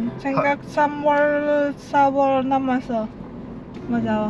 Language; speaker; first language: Korean; non-native, learner; Lao